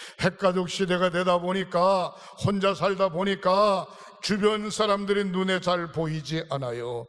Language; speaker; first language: Korean; native; Korean